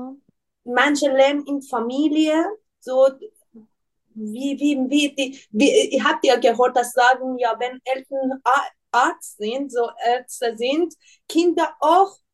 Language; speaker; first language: German; non-native, learner; Persian